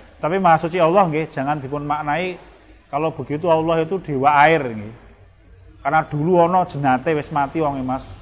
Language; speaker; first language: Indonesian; non-native, local second language; Javanese